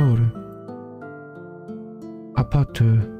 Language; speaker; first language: Korean; non-native, learner; English